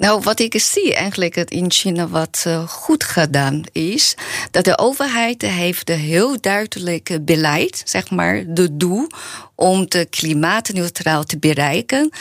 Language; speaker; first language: Dutch; non-native, learner; Chinese